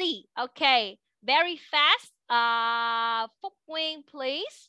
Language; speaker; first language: English; non-native, fluent; Vietnamese